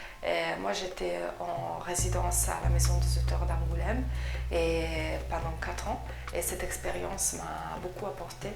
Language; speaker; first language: French; non-native, fluent; Italian